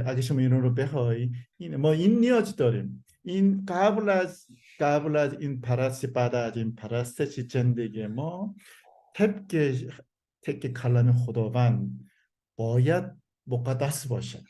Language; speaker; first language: Persian; non-native, learner; Korean